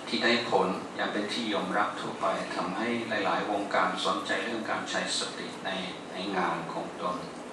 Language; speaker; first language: Thai; non-native, fluent; English